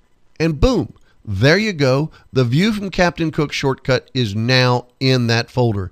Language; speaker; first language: English; native; English